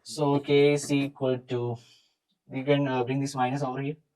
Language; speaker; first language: English; non-native, local second language; Malayalam